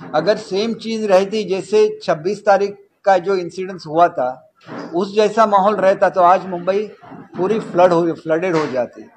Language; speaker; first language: Hindi; non-native, local second language; Marathi